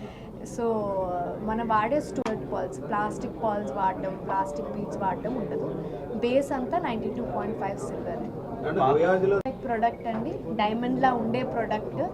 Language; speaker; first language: Telugu; native; Telugu